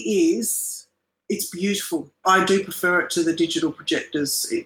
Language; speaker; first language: English; non-native, local second language; Arabic